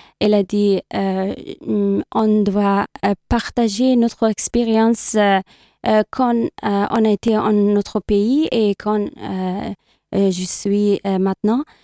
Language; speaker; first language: French; non-native, learner; Persian